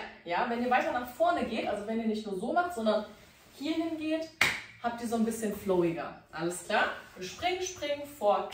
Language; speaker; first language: German; native; German